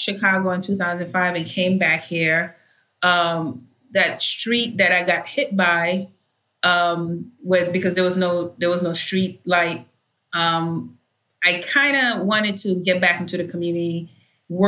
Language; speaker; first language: English; early bilingual, other home language; Haitian Creole